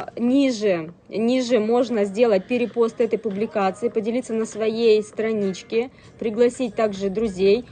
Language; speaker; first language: Russian; native; Russian